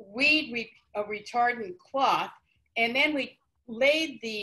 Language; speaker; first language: English; native; English